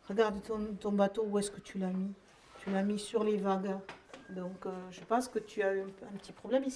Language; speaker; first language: French; native; French